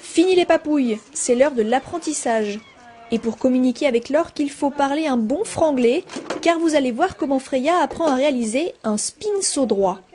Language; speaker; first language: French; native; French